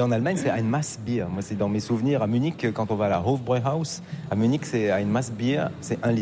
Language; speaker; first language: French; native; French